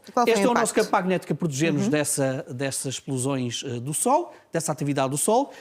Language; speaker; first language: Portuguese; native; Portuguese